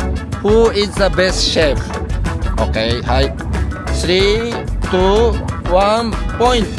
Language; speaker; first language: English; non-native, learner; Japanese